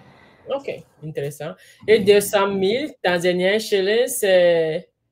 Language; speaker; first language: French; non-native, learner; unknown